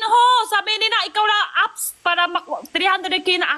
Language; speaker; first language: Filipino; non-native, learner; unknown